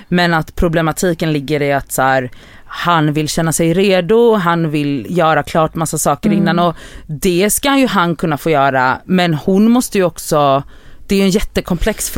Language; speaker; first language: Swedish; native; Swedish